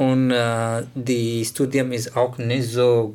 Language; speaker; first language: German; non-native, learner; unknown